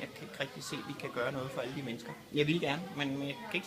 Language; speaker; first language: Danish; native; Danish